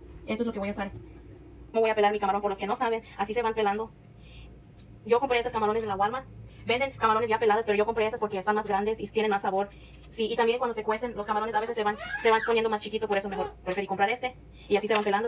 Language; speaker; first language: Spanish; early bilingual, heritage; Spanish